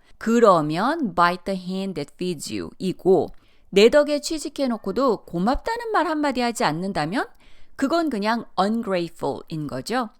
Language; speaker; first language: Korean; early bilingual, heritage; Korean